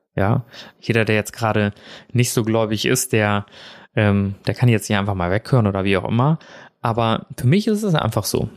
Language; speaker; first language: German; early bilingual, other home language; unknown